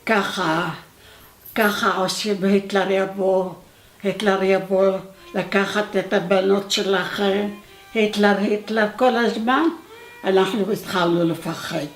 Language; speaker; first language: Hebrew; non-native, fluent; Arabic